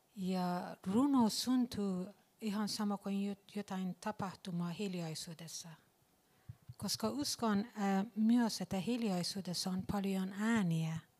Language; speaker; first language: Finnish; non-native, fluent; Persian